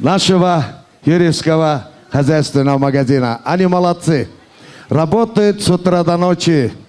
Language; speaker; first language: Russian; non-native, local second language; Turkish